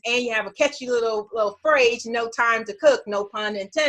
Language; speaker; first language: English; native; English